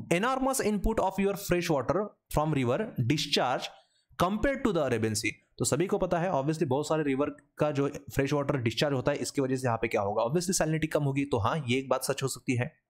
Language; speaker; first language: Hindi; non-native, local second language; Marathi